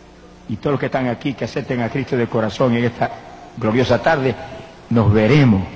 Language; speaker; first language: Spanish; native; Spanish